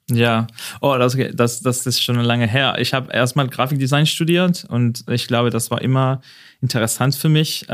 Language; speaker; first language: German; non-native, fluent; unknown